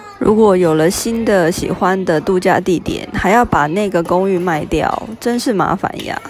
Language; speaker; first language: Chinese; native; Chinese